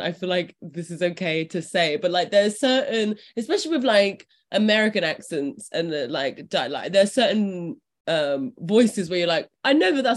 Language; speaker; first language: English; native; English